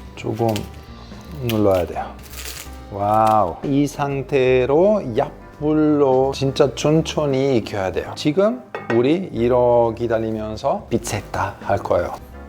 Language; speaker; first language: Korean; non-native, learner; Italian